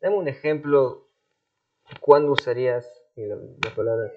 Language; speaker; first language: Spanish; non-native, fluent; Hebrew